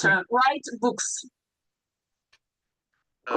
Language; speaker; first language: English; non-native, learner; Ukrainian